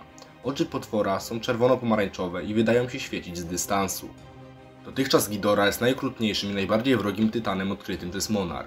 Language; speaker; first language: Polish; native; Polish